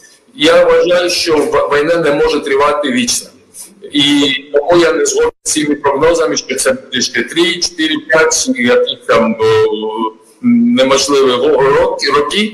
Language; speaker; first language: Ukrainian; non-native, fluent; Georgian